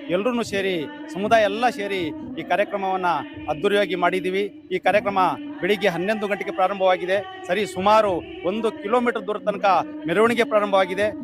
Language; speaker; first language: Kannada; non-native, local second language; Lambadi